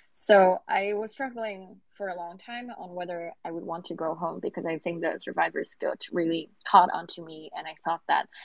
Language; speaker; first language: English; non-native, local second language; Cantonese